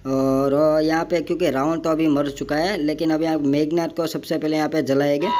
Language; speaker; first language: Hindi; non-native, local second language; Gujarati